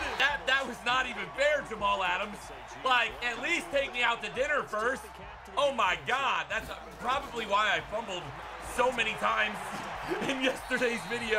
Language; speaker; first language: English; native; English